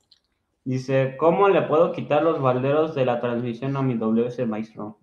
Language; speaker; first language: Spanish; native; Spanish